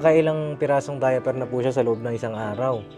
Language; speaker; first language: Filipino; native; Filipino